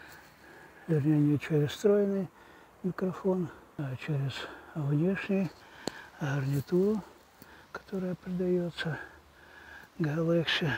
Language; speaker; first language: Russian; native; Russian